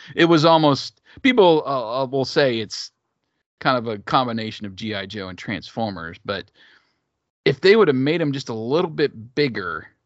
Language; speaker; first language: English; native; English